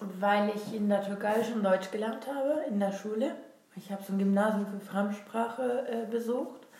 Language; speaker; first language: German; non-native, fluent; Turkish